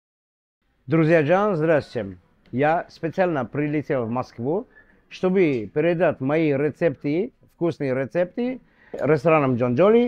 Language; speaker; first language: Russian; non-native, fluent; Armenian